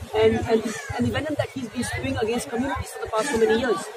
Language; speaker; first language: English; non-native, local second language; Urdu